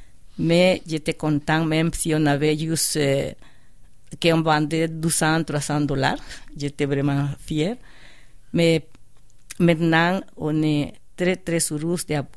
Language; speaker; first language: French; non-native, fluent; Spanish